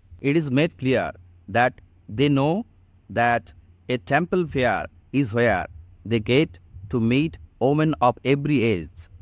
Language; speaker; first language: English; non-native, local second language; Bangla